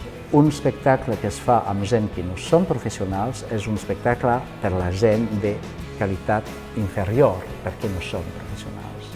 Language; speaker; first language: Catalan; non-native, fluent; French